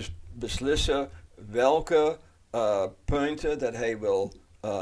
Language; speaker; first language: Dutch; non-native, fluent; English